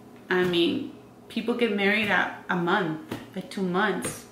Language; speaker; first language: English; native; English